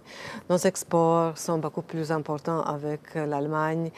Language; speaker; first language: French; non-native, fluent; Latvian